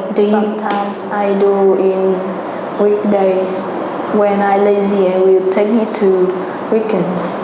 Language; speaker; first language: English; non-native, learner; Vietnamese